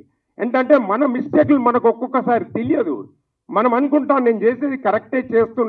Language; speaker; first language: Telugu; native; Telugu